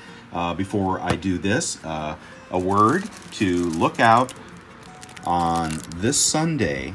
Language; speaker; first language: English; native; English